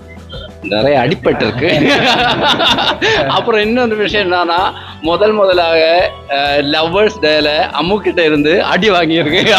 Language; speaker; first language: Tamil; non-native, learner; Malayalam